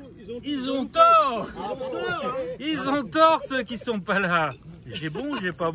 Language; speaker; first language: French; native; French